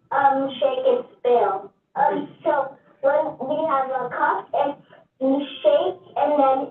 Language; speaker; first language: English; early bilingual, other home language; Turkish